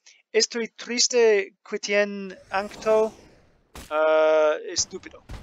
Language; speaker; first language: Spanish; non-native, learner; English